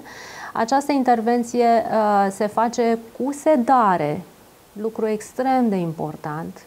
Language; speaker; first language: Romanian; native; Romanian